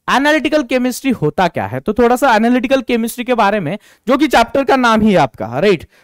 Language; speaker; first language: Hindi; non-native, local second language; Marathi